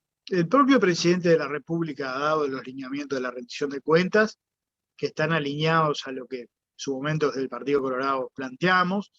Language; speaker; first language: Spanish; native; Spanish